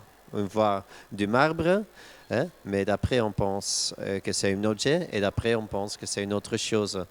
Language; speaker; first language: French; non-native, local second language; Dutch